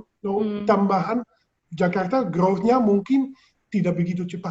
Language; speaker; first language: Indonesian; non-native, fluent; Dutch